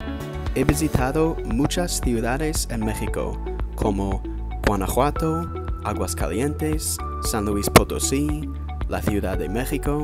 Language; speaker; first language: Spanish; non-native, fluent; English